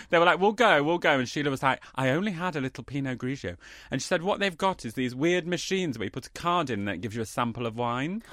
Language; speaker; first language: English; native; English